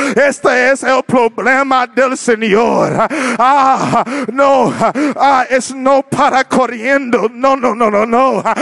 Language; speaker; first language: Spanish; non-native, learner; English